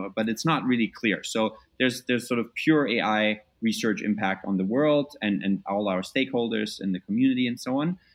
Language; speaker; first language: English; non-native, fluent; German